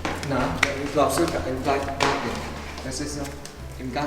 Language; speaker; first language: German; non-native, learner; Filipino